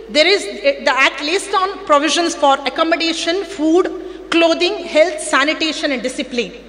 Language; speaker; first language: English; non-native, local second language; Kannada